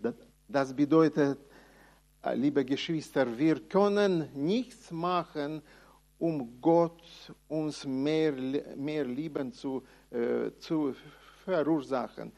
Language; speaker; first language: German; non-native, fluent; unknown